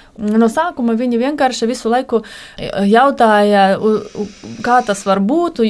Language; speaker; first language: Latvian; non-native, local second language; Russian